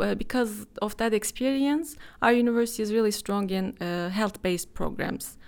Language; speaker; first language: English; non-native, fluent; Turkish